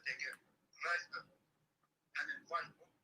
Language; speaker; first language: Finnish; non-native, learner; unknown